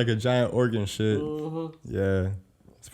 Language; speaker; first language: English; native; English